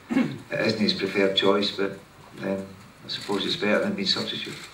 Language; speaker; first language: English; native; English